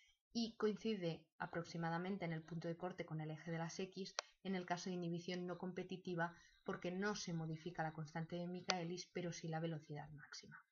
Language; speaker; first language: Spanish; native; Spanish